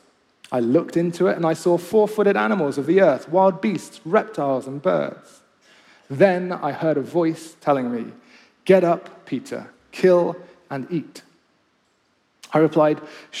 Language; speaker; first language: English; native; English